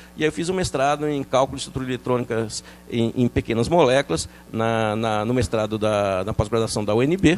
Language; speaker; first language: Portuguese; early bilingual, other home language; French